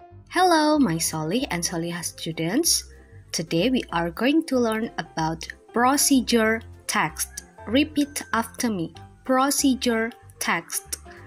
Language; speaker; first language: English; non-native, fluent; Indonesian